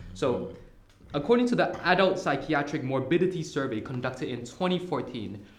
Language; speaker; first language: English; non-native, local second language; Cantonese